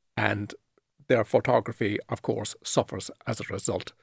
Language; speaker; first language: English; native; English